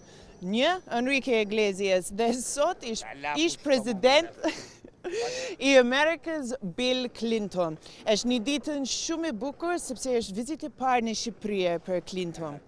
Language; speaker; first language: Albanian; non-native, learner; English